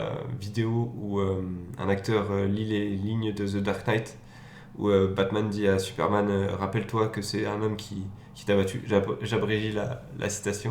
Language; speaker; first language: French; native; French